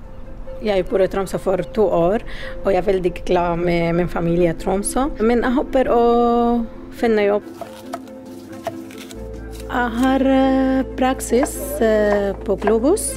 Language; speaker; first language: Norwegian; non-native, learner; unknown